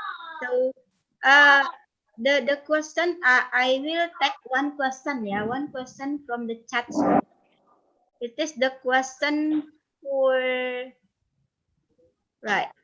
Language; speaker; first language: English; non-native, fluent; Indonesian